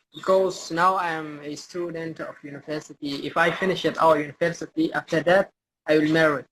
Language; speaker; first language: English; non-native, learner; Somali